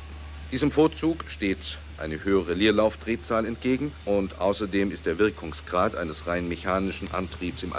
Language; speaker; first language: German; native; German